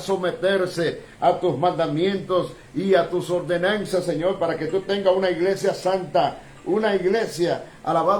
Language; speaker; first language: Spanish; native; Spanish